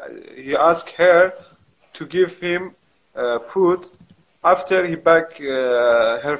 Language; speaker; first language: English; non-native, learner; Kurdish